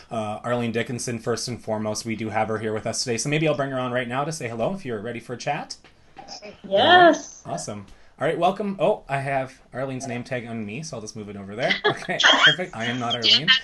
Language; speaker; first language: English; native; English